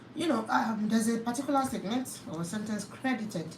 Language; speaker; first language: English; non-native, local second language; Yoruba